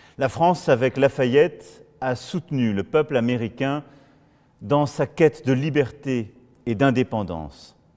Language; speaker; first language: French; native; French